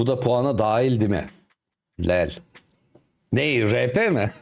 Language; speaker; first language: Turkish; native; Turkish